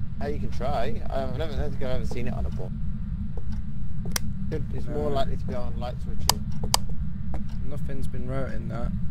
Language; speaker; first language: English; native; English